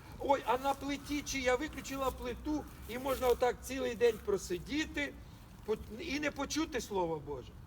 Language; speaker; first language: Ukrainian; non-native, local second language; Russian